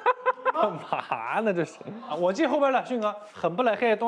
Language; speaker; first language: Chinese; native; Chinese